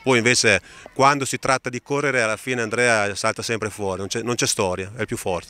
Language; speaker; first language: Italian; native; Italian